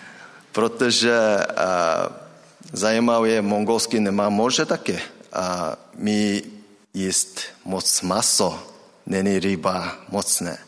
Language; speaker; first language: Czech; non-native, learner; Mongolian